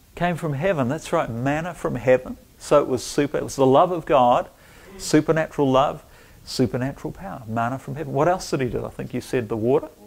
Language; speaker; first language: English; native; English